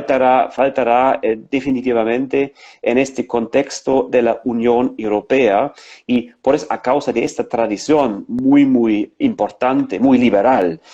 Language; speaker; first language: Spanish; non-native, fluent; German